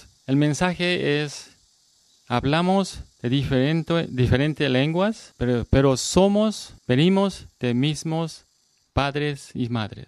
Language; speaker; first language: Spanish; non-native, learner; Korean